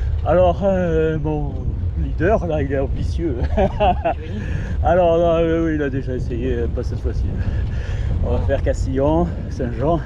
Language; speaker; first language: French; native; French